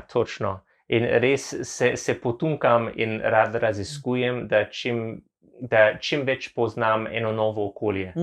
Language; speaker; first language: Slovenian; non-native, learner; English